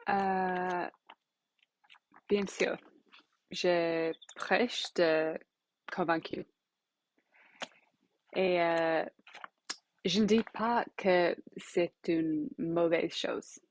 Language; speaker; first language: French; non-native, learner; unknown